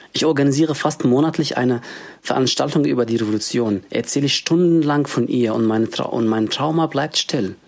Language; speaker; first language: German; non-native, fluent; Arabic